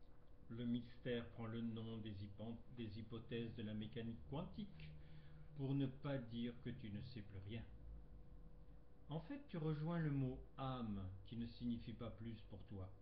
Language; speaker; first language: French; native; French